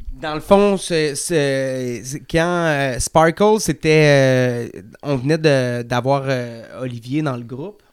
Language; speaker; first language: French; native; French